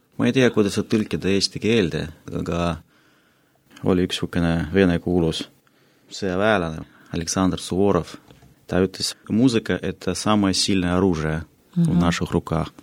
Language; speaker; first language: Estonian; non-native, local second language; Russian